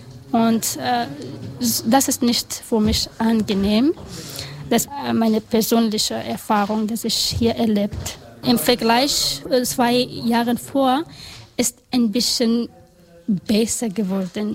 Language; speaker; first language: German; non-native, learner; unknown